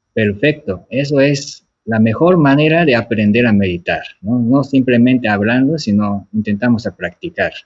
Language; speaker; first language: Spanish; non-native, fluent; Japanese